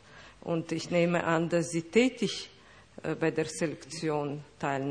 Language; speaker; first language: German; non-native, fluent; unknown